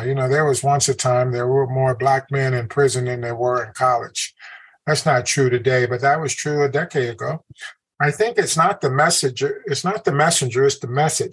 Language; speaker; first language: English; native; English